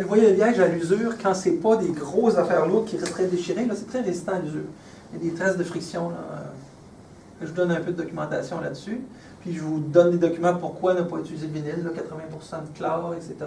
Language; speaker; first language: French; native; French